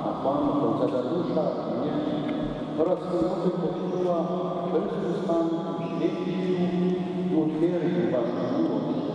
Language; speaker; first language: Polish; native; Polish